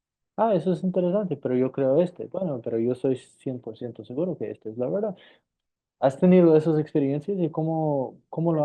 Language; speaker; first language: Spanish; non-native, fluent; English